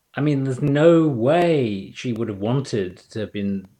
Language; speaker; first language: English; native; English